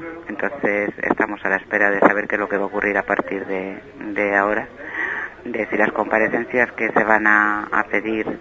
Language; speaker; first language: Spanish; native; Spanish